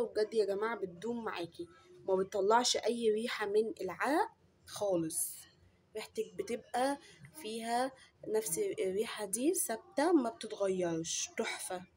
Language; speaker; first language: Arabic; native; Arabic